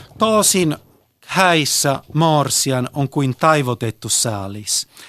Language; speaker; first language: Finnish; early bilingual, heritage; Italian